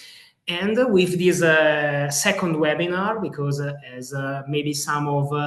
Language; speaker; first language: English; non-native, fluent; Italian